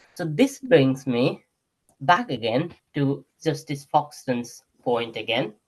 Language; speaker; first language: English; non-native, local second language; Nepali